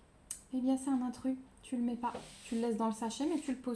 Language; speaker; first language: French; native; French